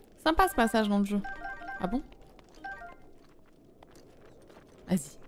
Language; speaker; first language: French; native; French